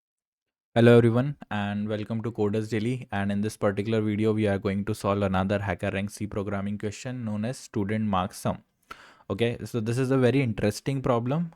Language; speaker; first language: English; non-native, local second language; Hindi